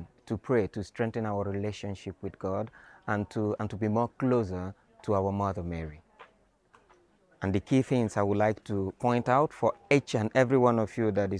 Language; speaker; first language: English; non-native, local second language; Igbo